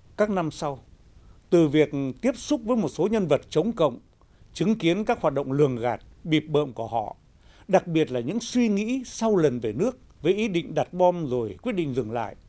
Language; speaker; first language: Vietnamese; native; Vietnamese